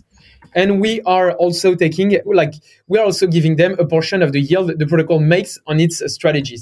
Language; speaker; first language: English; non-native, fluent; French